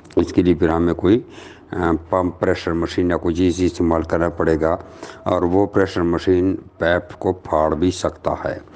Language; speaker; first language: Urdu; non-native, local second language; Pashto